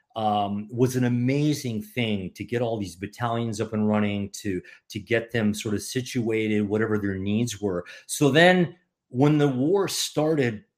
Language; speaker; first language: English; non-native, fluent; Ukrainian